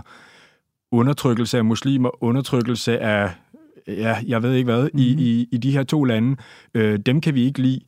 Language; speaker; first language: Danish; native; Danish